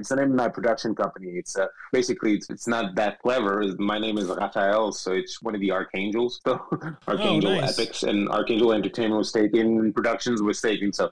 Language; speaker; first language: English; non-native, fluent; French